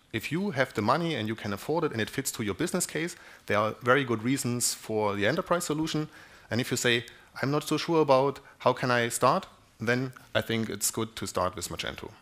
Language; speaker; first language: English; non-native, fluent; German